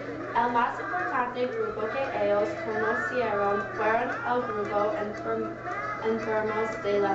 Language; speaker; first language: Spanish; non-native, learner; English